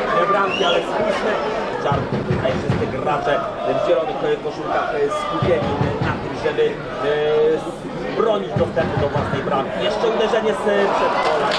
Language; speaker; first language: Polish; native; Polish